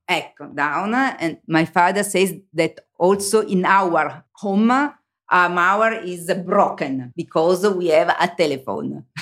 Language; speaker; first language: English; non-native, learner; Italian